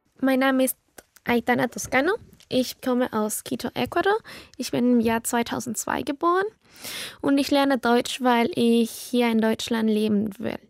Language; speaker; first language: German; non-native, learner; Spanish